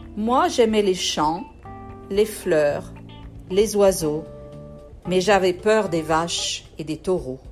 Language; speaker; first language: French; native; French